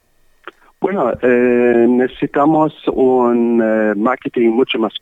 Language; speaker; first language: Spanish; non-native, learner; German